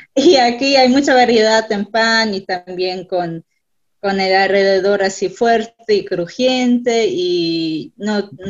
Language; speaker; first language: Spanish; non-native, fluent; German